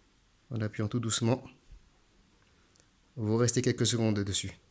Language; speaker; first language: French; native; French